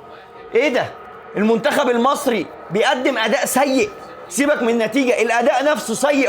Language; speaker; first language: Arabic; native; Arabic